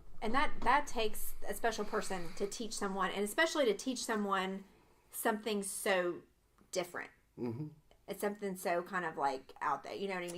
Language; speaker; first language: English; native; English